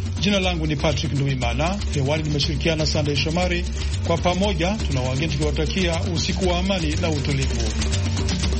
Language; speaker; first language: Swahili; non-native, local second language; Rundi